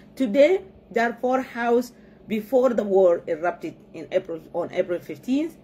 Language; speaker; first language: English; non-native, fluent; Arabic